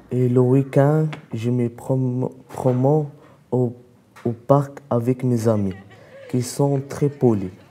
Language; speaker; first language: French; non-native, local second language; Arabic